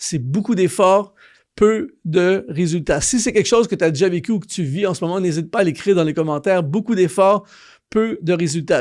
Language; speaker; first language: French; native; French